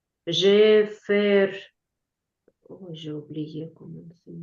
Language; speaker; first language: French; non-native, learner; Ukrainian